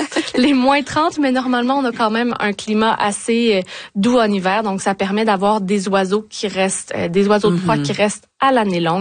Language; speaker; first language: French; native; French